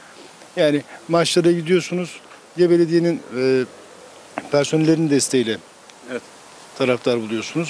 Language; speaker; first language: Turkish; native; Turkish